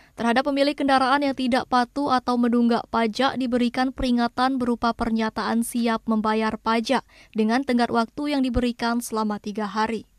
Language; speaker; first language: Indonesian; native; Indonesian